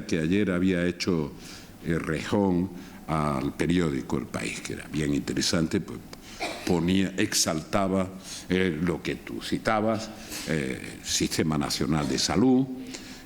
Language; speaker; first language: Spanish; native; Spanish